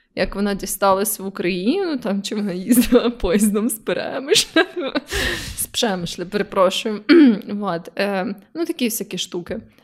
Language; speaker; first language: Ukrainian; native; Ukrainian